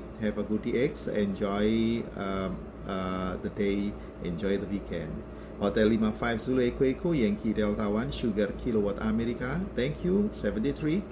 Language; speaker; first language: English; non-native, learner; Indonesian